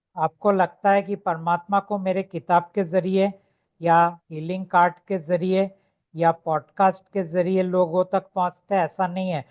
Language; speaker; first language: Hindi; non-native, local second language; Bangla